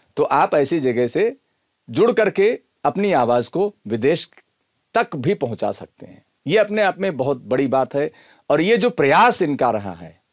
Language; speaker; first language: Hindi; native; Hindi